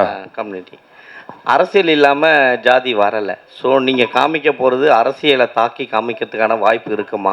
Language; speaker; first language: Tamil; native; Tamil